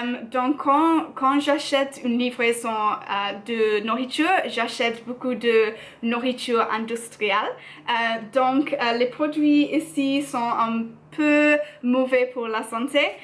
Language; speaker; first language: French; non-native, learner; English